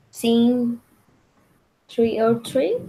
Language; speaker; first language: English; non-native, learner; Spanish